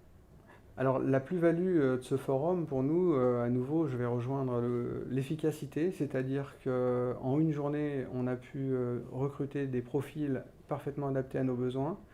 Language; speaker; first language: French; native; French